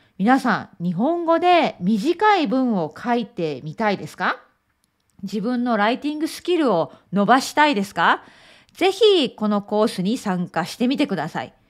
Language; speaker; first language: Japanese; native; Japanese